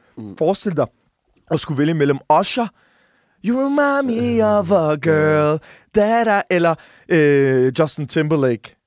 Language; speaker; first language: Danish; early bilingual, other home language; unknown